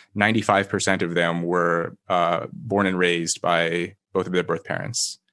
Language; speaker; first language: English; native; English